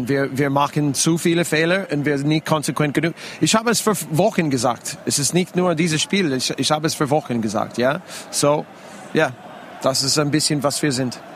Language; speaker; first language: German; non-native, fluent; English